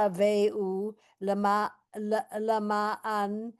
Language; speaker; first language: Hebrew; non-native, learner; English